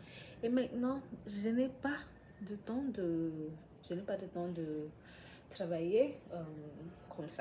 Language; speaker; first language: French; non-native, learner; English